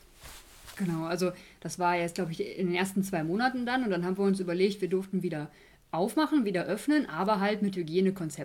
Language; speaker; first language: German; native; German